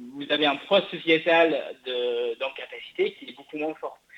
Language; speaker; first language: French; non-native, fluent; English